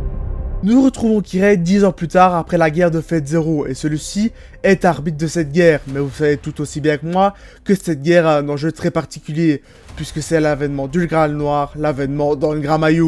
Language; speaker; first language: French; native; French